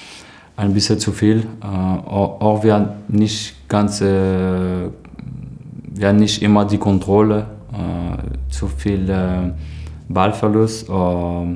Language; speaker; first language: German; non-native, learner; French